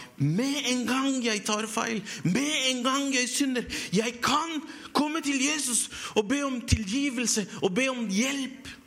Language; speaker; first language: Norwegian; non-native, fluent; Spanish